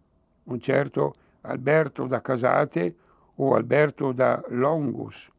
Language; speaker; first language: Italian; native; Italian